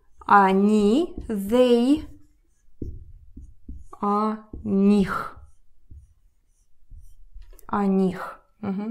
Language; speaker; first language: Russian; non-native, learner; English